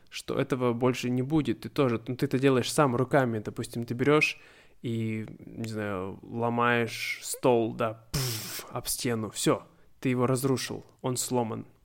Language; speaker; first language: Russian; native; Russian